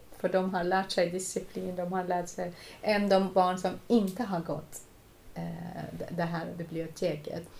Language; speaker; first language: Swedish; non-native, fluent; Arabic